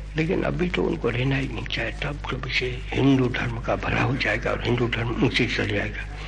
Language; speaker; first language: Hindi; non-native, local second language; Gujarati